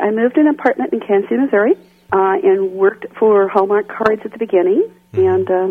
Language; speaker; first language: English; native; English